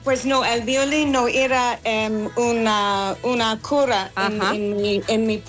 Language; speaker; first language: Spanish; non-native, learner; English